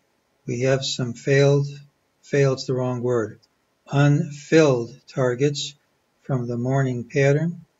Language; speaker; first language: English; native; English